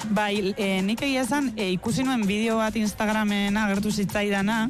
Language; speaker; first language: Basque; native; Basque